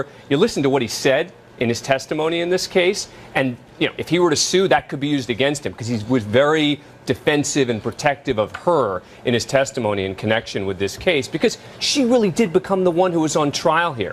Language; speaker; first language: English; native; English